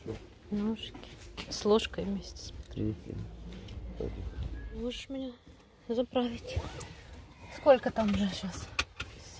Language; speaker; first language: Russian; native; Russian